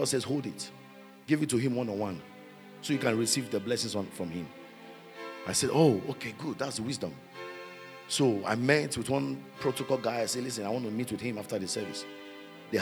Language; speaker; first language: English; non-native, local second language; Yoruba